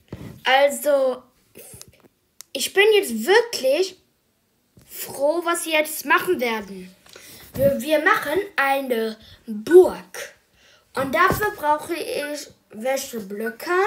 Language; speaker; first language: German; early bilingual, other home language; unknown